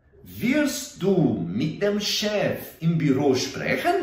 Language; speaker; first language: German; non-native, fluent; Portuguese